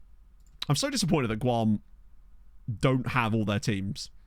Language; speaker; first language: English; native; English